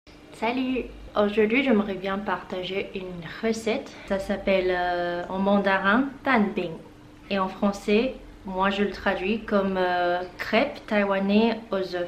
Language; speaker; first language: French; non-native, fluent; Chinese